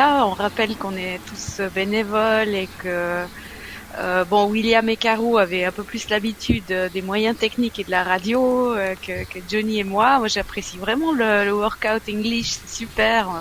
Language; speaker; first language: French; native; French